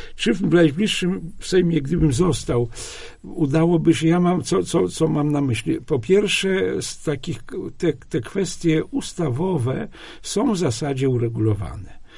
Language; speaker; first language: Polish; non-native, local second language; Belarusian